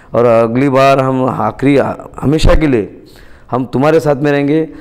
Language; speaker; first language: Hindi; non-native, local second language; Marathi